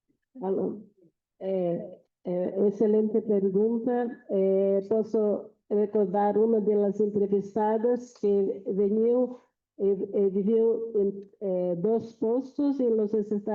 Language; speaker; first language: Portuguese; non-native, fluent; Spanish